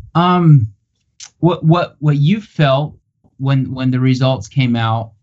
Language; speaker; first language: English; native; English